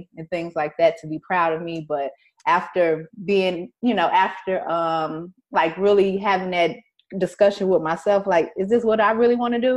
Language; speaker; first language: English; native; English